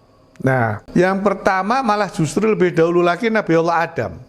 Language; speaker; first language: Indonesian; native; Indonesian